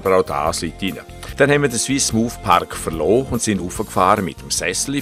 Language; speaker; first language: German; native; German